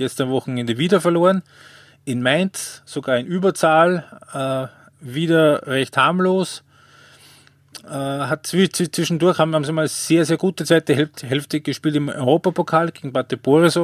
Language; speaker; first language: German; native; German